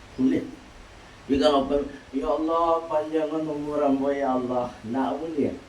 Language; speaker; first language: Malay; non-native, local second language; Minangkabau